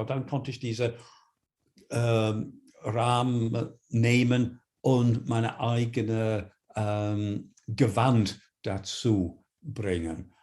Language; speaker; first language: German; non-native, fluent; English